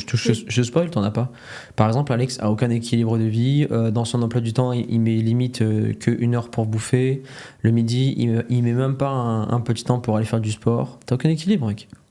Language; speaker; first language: French; native; French